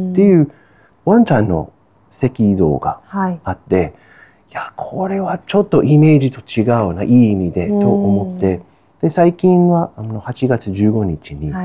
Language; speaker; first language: Japanese; non-native, fluent; English